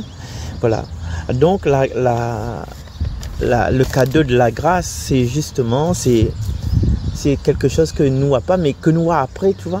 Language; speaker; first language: French; non-native, local second language; Réunion Creole French